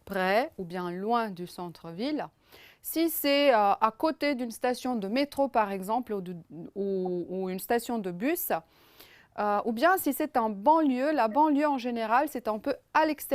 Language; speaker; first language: French; non-native, fluent; Romanian